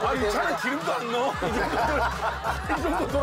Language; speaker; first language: Korean; native; Korean